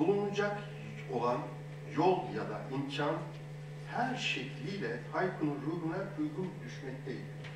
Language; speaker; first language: Turkish; native; Turkish